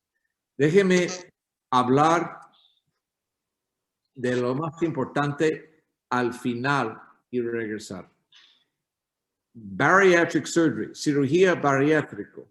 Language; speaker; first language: Spanish; non-native, learner; English